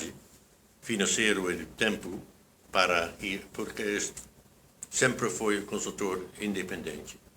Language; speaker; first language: Portuguese; non-native, fluent; Dutch